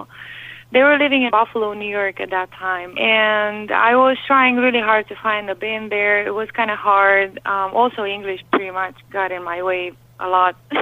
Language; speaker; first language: English; non-native, fluent; Romanian